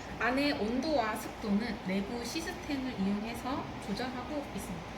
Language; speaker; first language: Korean; native; Korean